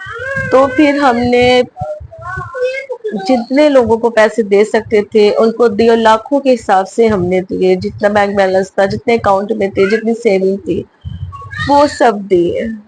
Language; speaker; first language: Urdu; native; Urdu